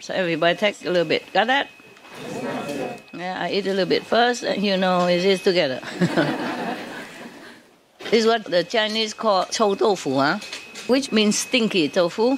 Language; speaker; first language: English; non-native, fluent; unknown